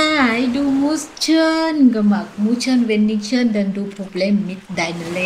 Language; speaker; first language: German; non-native, learner; Thai